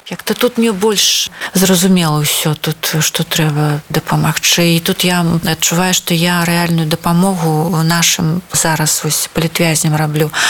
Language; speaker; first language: Belarusian; non-native, local second language; Russian